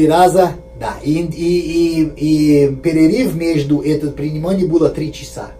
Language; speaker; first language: Russian; non-native, fluent; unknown